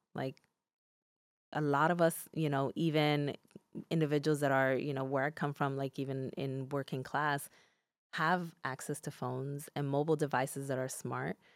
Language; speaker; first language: English; early bilingual, other home language; Spanish